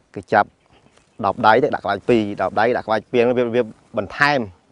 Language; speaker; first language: Khmer; native; Khmer